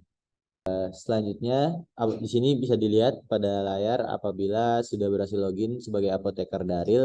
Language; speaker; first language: Indonesian; native; Indonesian